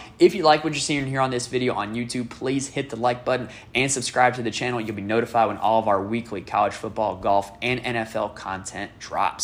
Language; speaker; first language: English; native; English